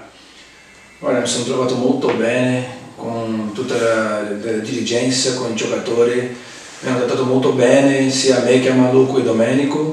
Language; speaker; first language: Italian; non-native, fluent; Portuguese